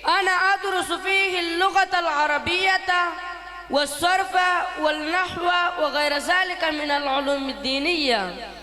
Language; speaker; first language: Arabic; non-native, learner; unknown